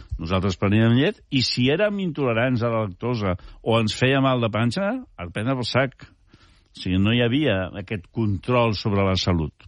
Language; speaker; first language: Catalan; early bilingual, heritage; Catalan